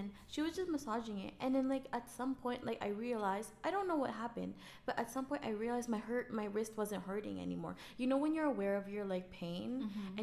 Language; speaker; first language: English; non-native, local second language; Filipino